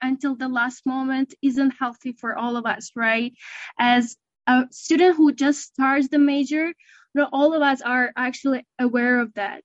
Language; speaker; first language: English; non-native, fluent; Russian